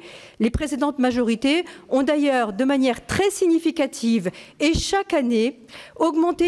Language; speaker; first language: French; native; French